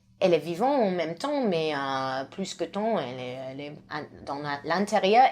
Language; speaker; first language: French; non-native, learner; English